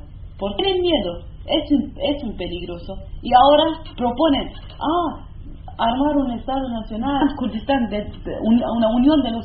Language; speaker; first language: Spanish; non-native, learner; Kurdish